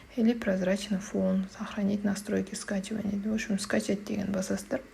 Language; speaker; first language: Russian; non-native, local second language; Kazakh